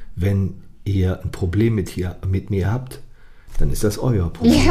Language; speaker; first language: German; native; German